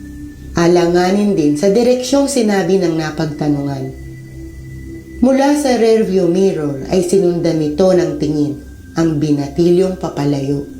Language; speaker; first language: Filipino; native; Filipino